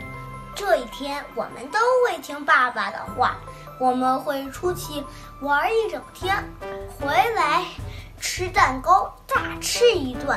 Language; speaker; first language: Chinese; early bilingual, heritage; Chinese